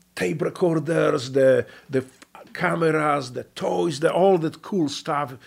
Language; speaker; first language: English; non-native, fluent; Polish